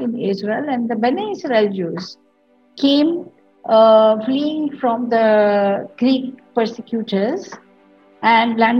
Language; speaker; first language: English; non-native, local second language; Marathi